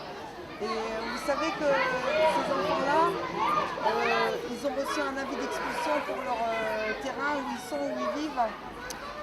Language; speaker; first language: French; native; French